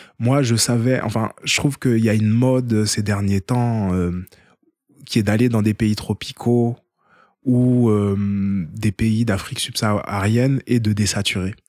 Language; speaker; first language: French; early bilingual, other home language; Haitian Creole